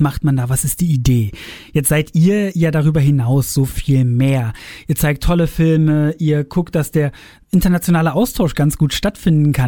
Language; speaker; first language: German; native; German